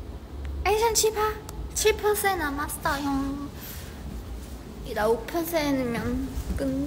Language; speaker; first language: Korean; non-native, fluent; Chinese